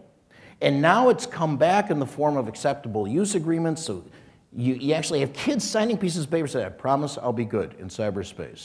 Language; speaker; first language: English; native; English